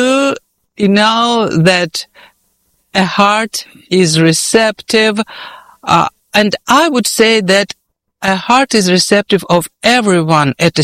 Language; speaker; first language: English; non-native, fluent; Russian